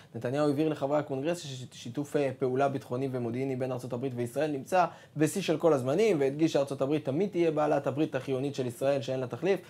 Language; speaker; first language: Hebrew; native; Hebrew